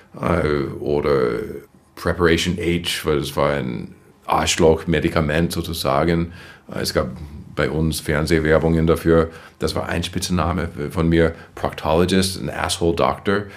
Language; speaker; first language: German; non-native, fluent; English